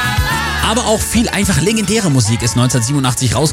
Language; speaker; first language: German; native; German